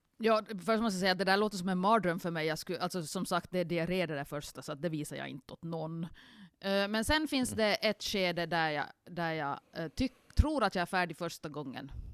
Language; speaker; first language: Swedish; native; Swedish